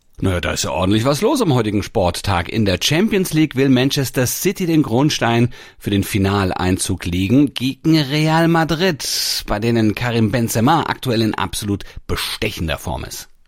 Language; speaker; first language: German; native; German